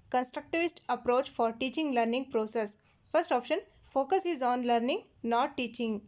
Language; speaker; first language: English; non-native, local second language; Kannada